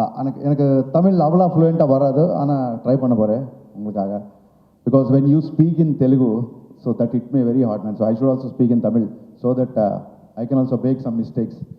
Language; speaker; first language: Tamil; non-native, learner; Telugu